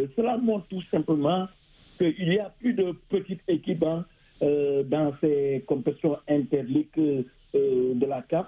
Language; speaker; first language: French; non-native, local second language; Wolof